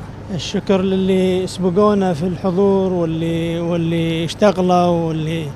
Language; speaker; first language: Arabic; native; Arabic